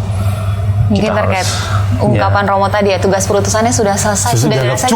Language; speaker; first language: Indonesian; native; Indonesian